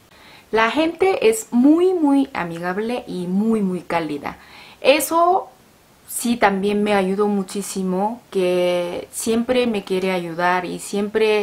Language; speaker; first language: Spanish; non-native, learner; Korean